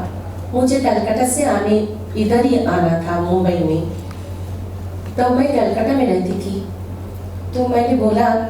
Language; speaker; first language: Hindi; non-native, local second language; Bangla